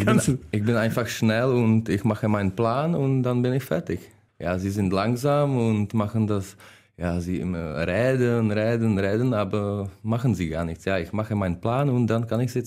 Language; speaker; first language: German; non-native, learner; Czech